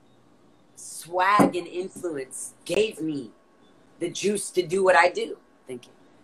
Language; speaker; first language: English; native; English